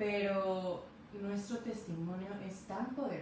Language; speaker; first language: Spanish; native; Spanish